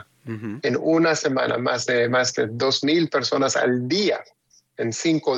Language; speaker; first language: Spanish; early bilingual, heritage; Spanish